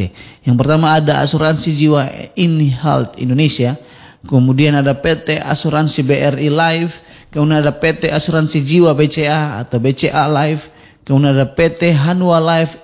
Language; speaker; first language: Indonesian; non-native, local second language; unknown